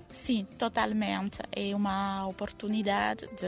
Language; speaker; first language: Portuguese; non-native, fluent; French